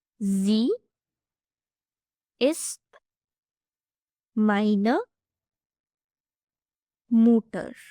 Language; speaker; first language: German; non-native, fluent; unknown